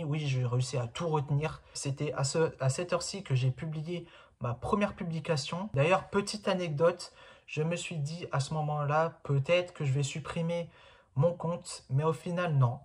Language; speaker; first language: French; native; French